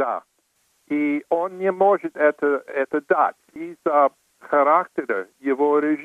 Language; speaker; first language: Russian; non-native, fluent; English